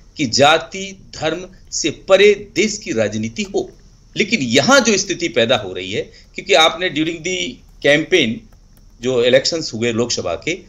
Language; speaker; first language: Hindi; native; Hindi